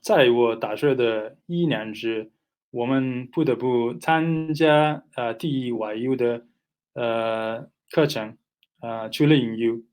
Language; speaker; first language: Chinese; non-native, learner; Nepali